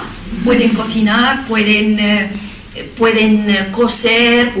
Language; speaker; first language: Spanish; non-native, learner; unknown